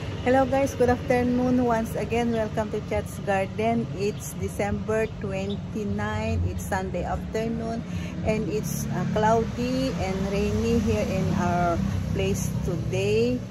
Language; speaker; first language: English; non-native, local second language; Filipino